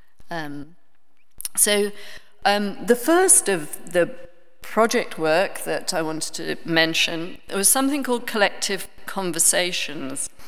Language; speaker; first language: English; native; English